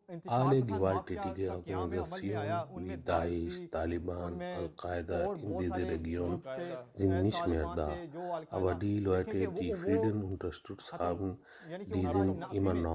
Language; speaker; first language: German; non-native, learner; Urdu